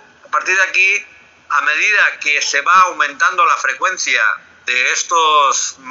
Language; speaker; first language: Spanish; native; Spanish